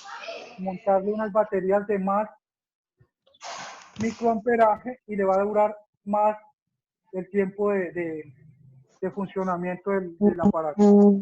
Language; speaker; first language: Spanish; native; Spanish